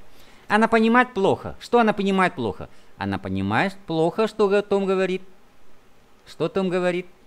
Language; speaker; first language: Russian; non-native, fluent; Vietnamese